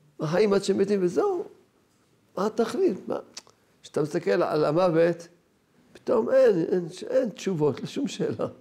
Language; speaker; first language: Hebrew; early bilingual, other home language; Arabic